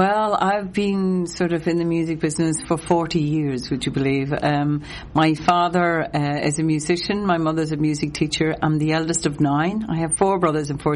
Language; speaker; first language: English; non-native, local second language; Irish